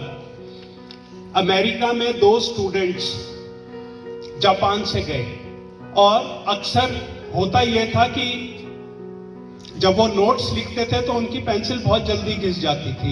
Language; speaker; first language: Hindi; native; Hindi